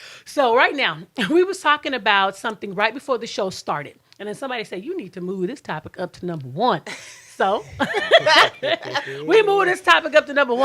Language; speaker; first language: English; native; English